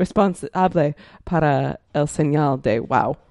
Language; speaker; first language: Spanish; non-native, learner; English